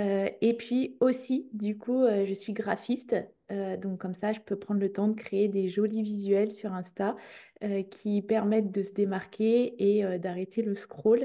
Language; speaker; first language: French; native; French